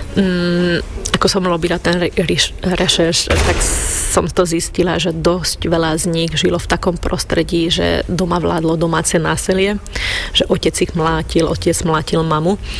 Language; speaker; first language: Slovak; non-native, local second language; Hungarian